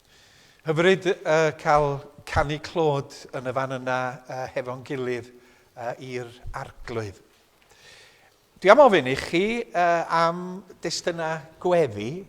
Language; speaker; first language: Welsh; native; Welsh